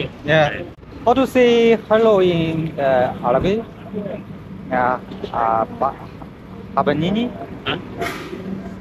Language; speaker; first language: English; non-native, learner; Chinese